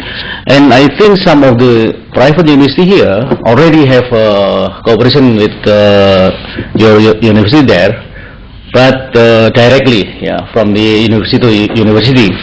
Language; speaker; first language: English; non-native, learner; Indonesian